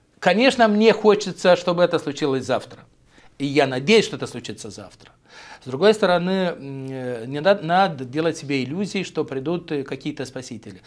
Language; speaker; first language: Russian; native; Russian